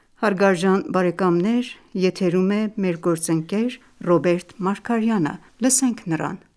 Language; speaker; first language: Armenian; native; Armenian